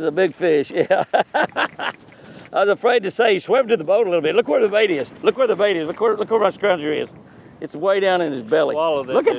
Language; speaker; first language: English; native; English